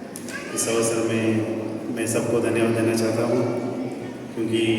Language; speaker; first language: Hindi; non-native, local second language; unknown